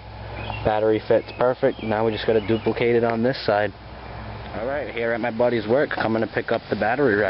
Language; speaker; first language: English; native; English